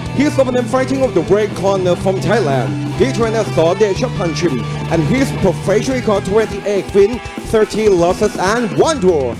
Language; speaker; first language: English; non-native, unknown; Thai